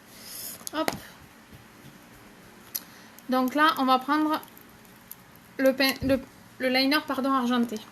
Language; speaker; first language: French; native; French